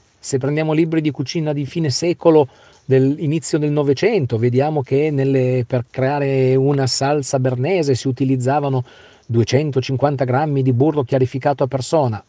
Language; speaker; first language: Italian; native; Italian